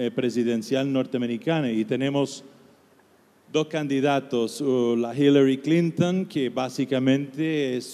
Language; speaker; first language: Spanish; non-native, fluent; English